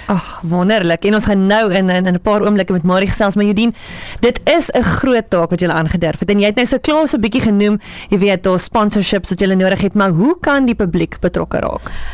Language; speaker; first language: Afrikaans; native; Afrikaans